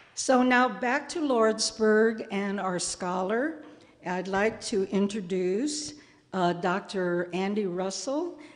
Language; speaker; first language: English; native; English